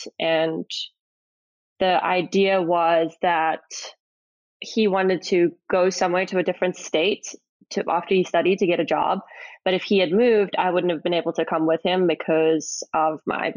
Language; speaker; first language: English; native; English